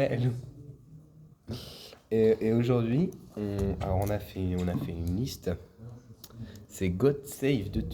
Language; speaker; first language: French; native; French